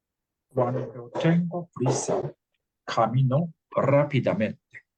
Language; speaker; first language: Spanish; non-native, learner; English